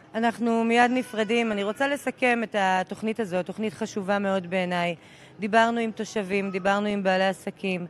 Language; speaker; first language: Hebrew; native; Hebrew